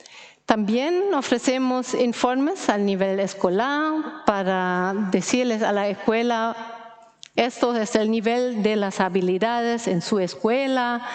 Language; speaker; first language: Spanish; non-native, fluent; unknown